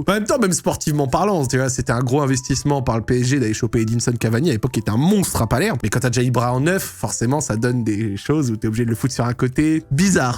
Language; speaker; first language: French; native; French